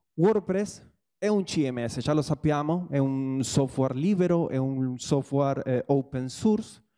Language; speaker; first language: Italian; non-native, fluent; Spanish